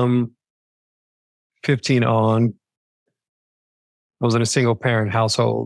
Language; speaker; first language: English; native; English